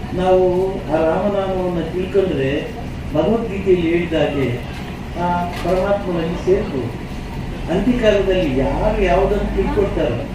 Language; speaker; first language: Kannada; non-native, local second language; Telugu